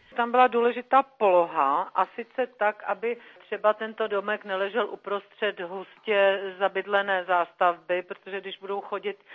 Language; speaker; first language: Czech; native; Czech